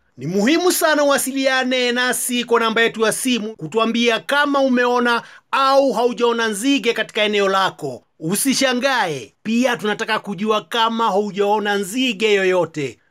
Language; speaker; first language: Swahili; native; Swahili